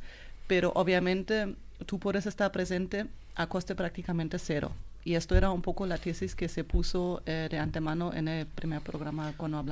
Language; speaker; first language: Spanish; non-native, fluent; German